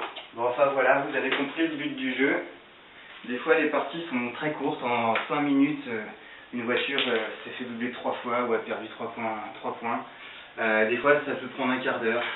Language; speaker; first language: French; native; French